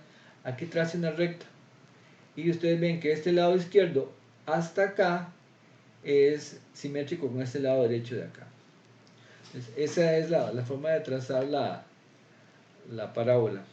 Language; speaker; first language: Spanish; native; Spanish